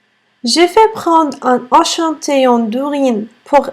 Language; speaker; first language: French; non-native, fluent; Arabic